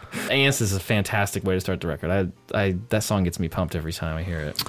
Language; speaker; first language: English; native; English